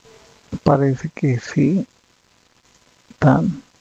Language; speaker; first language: Spanish; native; Spanish